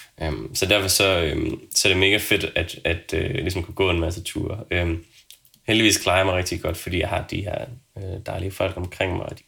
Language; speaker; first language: Danish; native; Danish